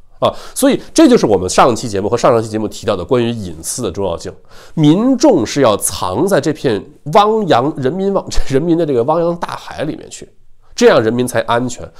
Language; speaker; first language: Chinese; native; Chinese